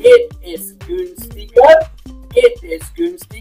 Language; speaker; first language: German; non-native, fluent; Spanish